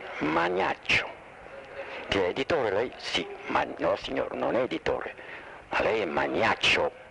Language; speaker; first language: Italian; non-native, fluent; French